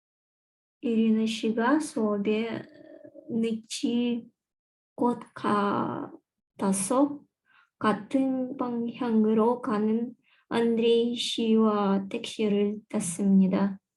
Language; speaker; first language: Korean; non-native, learner; Russian